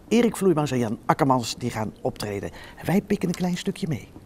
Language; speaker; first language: Dutch; native; Dutch